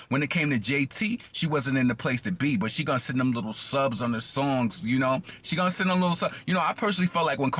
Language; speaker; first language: English; native; English